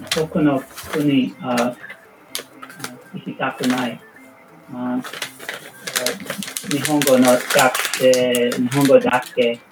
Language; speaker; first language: Japanese; non-native, learner; English